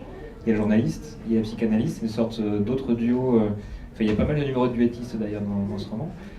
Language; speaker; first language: French; native; French